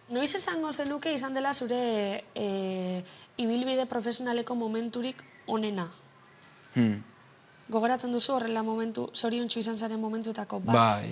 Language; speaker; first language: Basque; native; Basque